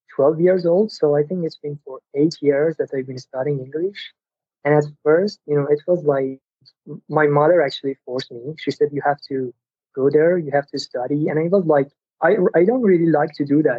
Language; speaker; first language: English; non-native, fluent; Persian